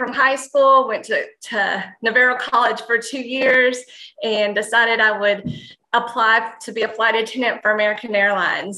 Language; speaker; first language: English; native; English